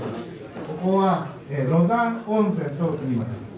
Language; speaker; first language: Japanese; non-native, fluent; Chinese